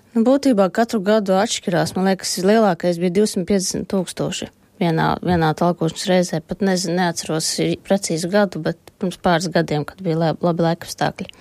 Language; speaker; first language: Latvian; native; Latvian